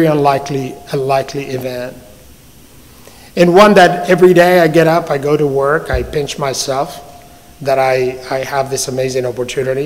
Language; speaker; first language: English; non-native, fluent; Spanish